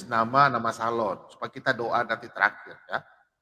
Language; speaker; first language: Indonesian; native; Indonesian